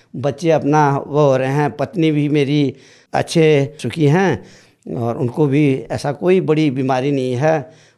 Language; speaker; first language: Hindi; native; Hindi